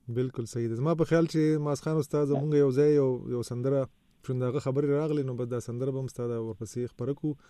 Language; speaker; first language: Pashto; native; Pashto